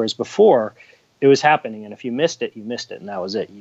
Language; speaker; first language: English; native; English